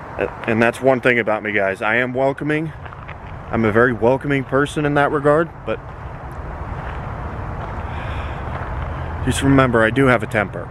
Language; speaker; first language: English; native; English